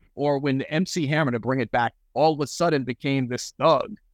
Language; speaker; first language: English; native; English